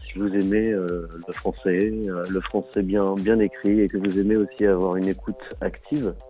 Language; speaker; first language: French; native; French